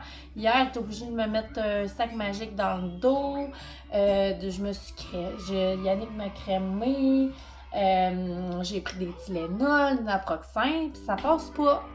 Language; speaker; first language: French; native; French